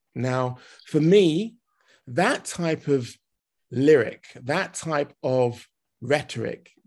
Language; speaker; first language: English; native; English